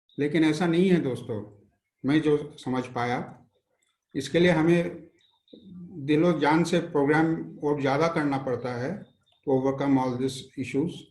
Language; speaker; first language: Hindi; non-native, local second language; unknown